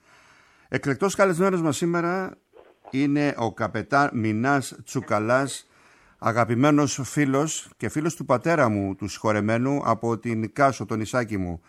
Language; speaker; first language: Greek; native; Greek